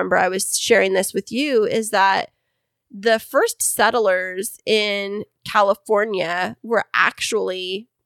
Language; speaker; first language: English; early bilingual, other home language; Spanish